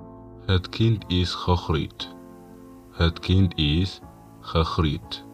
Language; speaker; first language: Dutch; non-native, fluent; Tigrinya